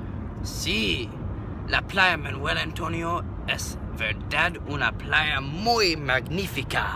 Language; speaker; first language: Spanish; non-native, learner; English